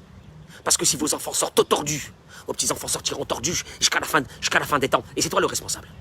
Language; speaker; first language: French; native; French